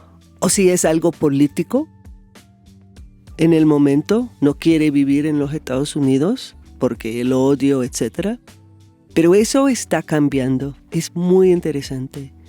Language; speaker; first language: Spanish; non-native, fluent; English